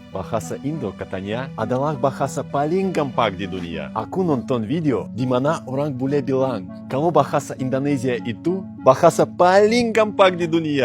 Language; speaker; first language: Indonesian; non-native, fluent; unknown